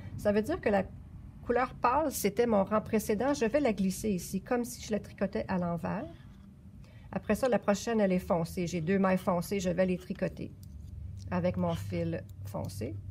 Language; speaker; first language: French; native; French